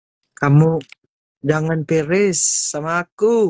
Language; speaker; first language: Indonesian; non-native, learner; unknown